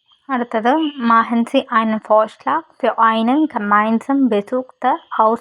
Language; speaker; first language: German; non-native, learner; Malayalam